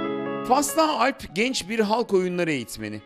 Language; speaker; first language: Turkish; native; Turkish